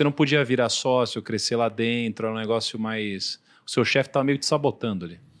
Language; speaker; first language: Portuguese; native; Portuguese